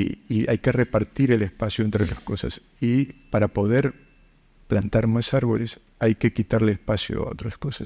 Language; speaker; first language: Spanish; native; Spanish